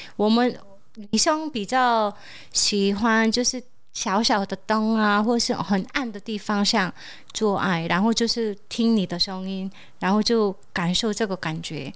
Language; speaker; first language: Chinese; non-native, fluent; Korean